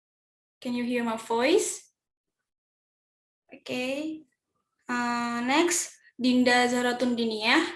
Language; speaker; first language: English; non-native, learner; Indonesian